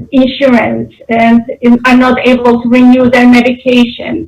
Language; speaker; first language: English; non-native, fluent; Polish